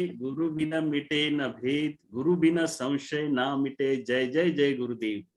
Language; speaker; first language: Hindi; non-native, local second language; Marathi